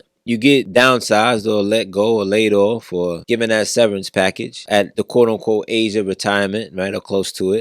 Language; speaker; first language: English; native; English